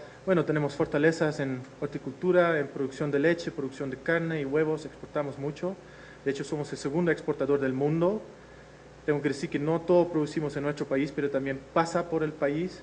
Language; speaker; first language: Spanish; non-native, fluent; Dutch